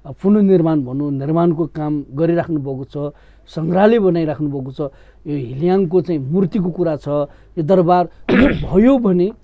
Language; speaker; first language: Nepali; non-native, local second language; Newari